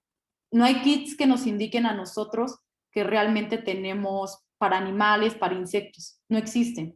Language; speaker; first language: Spanish; native; Spanish